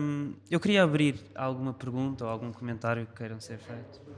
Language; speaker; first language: Portuguese; native; Portuguese